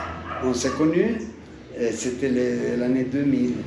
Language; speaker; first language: French; non-native, fluent; Italian